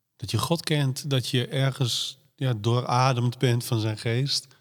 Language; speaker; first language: Dutch; native; Dutch